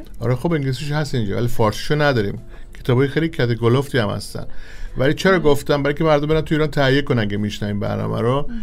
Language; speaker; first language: Persian; native; Persian